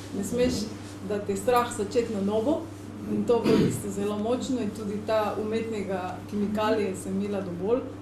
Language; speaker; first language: Slovenian; non-native, learner; Spanish